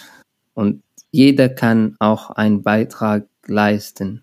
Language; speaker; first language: German; non-native, learner; Arabic